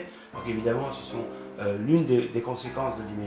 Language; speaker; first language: French; native; French